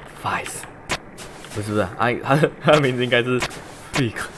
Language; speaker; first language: Chinese; native; Chinese